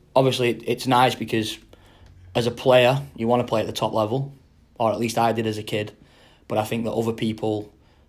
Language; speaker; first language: English; native; English